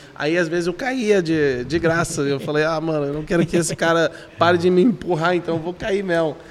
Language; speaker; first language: Portuguese; non-native, fluent; English